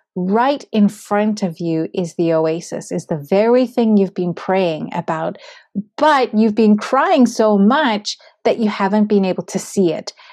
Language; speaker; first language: English; native; English